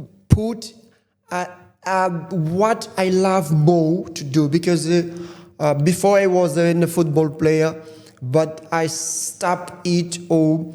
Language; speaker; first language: English; non-native, fluent; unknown